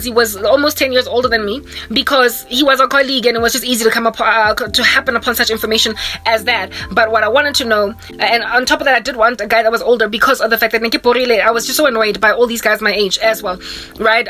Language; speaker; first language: English; non-native, local second language; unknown